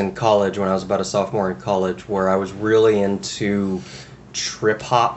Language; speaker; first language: English; native; English